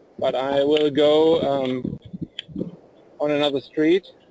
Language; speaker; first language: English; non-native, fluent; German